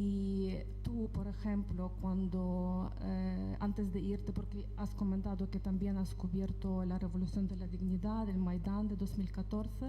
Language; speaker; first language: Spanish; non-native, fluent; Ukrainian